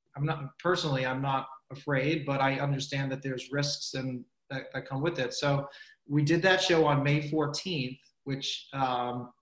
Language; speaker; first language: English; native; English